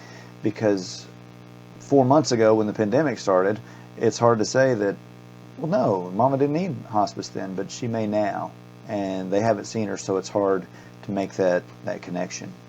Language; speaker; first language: English; native; English